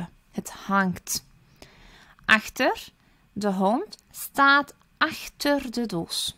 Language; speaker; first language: Dutch; early bilingual, other home language; Turkish